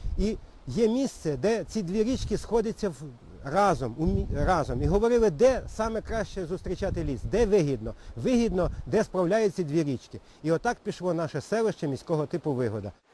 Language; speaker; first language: Ukrainian; native; Ukrainian